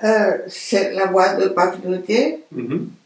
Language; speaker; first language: French; non-native, fluent; Romanian